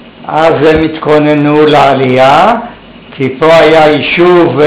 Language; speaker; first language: Hebrew; early bilingual, other home language; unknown